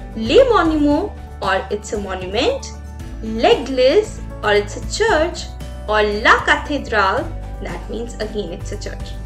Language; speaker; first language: English; non-native, local second language; Hindi